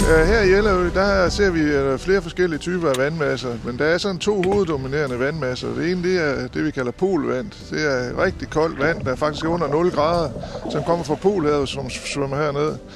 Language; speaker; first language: Danish; native; Danish